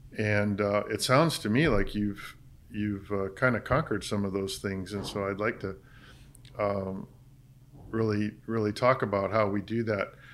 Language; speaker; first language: English; native; English